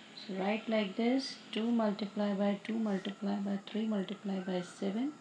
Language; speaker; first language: English; non-native, local second language; Hindi